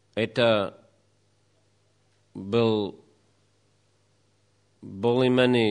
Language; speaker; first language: Russian; non-native, fluent; English